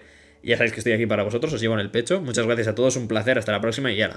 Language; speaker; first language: Spanish; native; Spanish